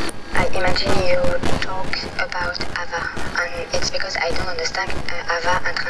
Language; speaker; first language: English; non-native, fluent; French